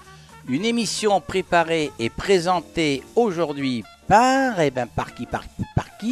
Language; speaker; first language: French; native; French